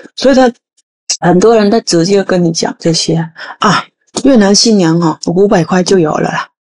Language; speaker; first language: Chinese; non-native, fluent; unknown